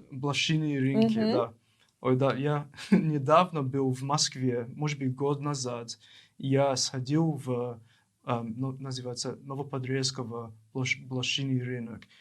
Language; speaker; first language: Russian; non-native, learner; English